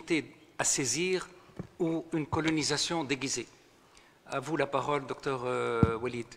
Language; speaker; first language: French; non-native, local second language; Arabic